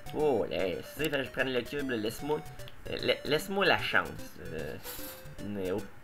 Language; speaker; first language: French; native; French